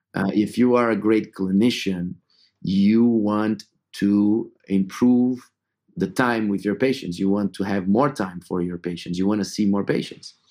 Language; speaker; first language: English; non-native, fluent; Portuguese